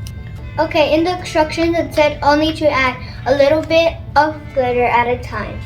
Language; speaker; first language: English; native; English